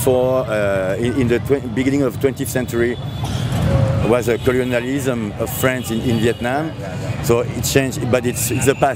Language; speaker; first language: English; non-native, fluent; French